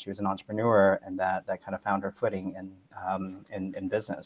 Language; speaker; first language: English; early bilingual, other home language; Vietnamese